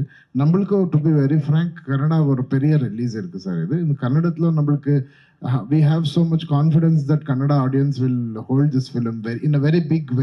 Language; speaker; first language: Tamil; non-native, fluent; Kannada